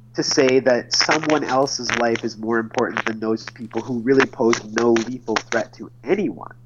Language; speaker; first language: English; native; English